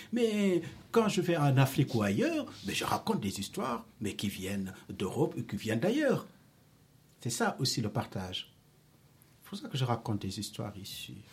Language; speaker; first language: French; non-native, local second language; Wolof